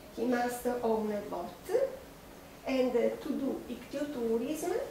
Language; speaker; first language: English; non-native, learner; Italian